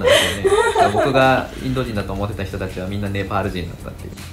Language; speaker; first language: Japanese; native; Japanese